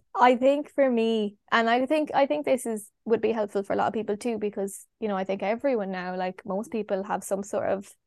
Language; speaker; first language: English; native; English